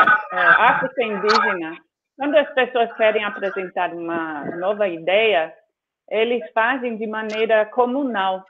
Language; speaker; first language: Portuguese; non-native, fluent; English